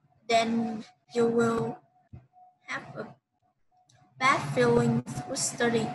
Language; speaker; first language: English; non-native, learner; Vietnamese